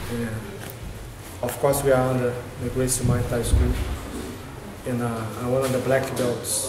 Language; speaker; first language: English; non-native, learner; Portuguese